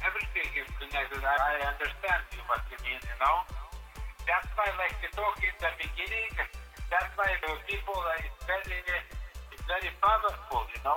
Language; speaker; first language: English; non-native, learner; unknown